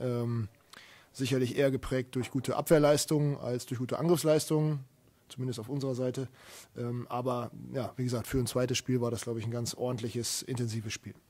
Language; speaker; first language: German; native; German